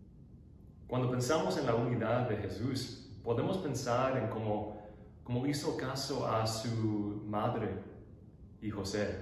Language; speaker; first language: Spanish; non-native, learner; English